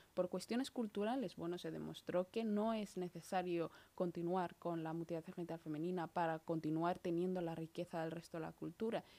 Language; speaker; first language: Spanish; early bilingual, other home language; Somali